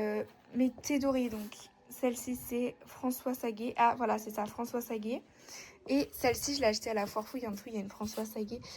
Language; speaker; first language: French; native; French